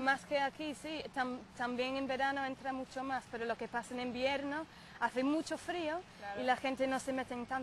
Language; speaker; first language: Spanish; non-native, fluent; English